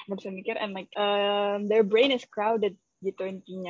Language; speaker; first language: English; early bilingual, other home language; Indonesian